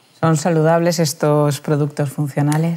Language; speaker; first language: Spanish; native; Spanish